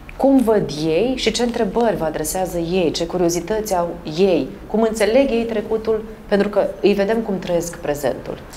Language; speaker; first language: Romanian; native; Romanian